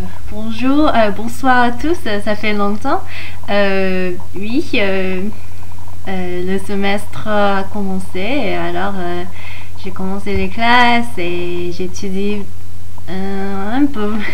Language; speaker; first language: French; non-native, learner; English